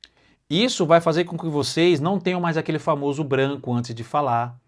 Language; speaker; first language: Portuguese; native; Portuguese